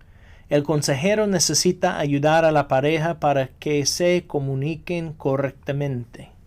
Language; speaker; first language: Spanish; non-native, fluent; English